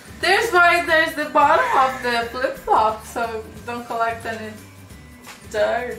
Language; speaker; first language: English; non-native, fluent; Portuguese